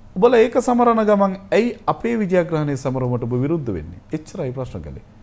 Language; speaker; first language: Sinhala; native; Sinhala